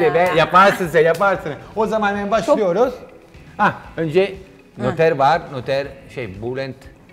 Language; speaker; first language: Turkish; non-native, learner; Italian